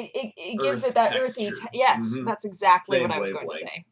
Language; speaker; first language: English; native; English